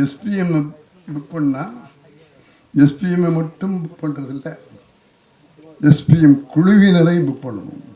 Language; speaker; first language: Tamil; native; Tamil